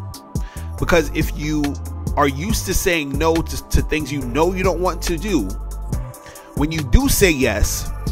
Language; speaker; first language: English; native; English